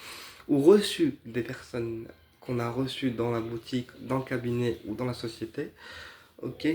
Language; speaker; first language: French; native; French